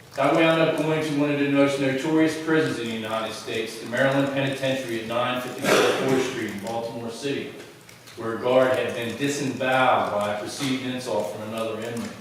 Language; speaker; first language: English; native; English